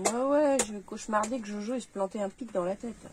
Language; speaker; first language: French; native; French